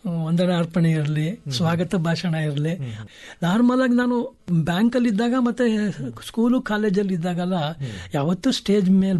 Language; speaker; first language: Kannada; native; Kannada